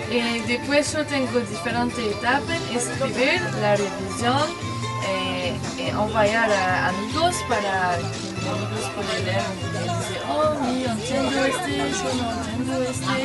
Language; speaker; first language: Spanish; non-native, learner; French